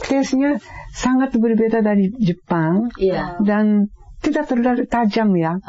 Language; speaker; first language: Indonesian; non-native, fluent; Japanese